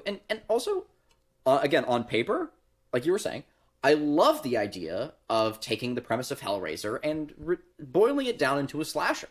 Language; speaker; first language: English; native; English